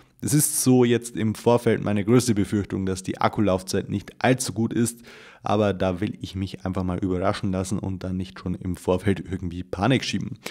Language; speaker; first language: German; native; German